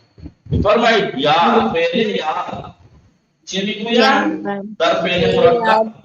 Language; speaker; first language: Persian; non-native, fluent; Urdu